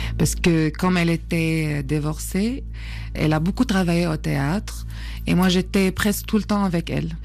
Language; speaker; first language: French; non-native, fluent; Arabic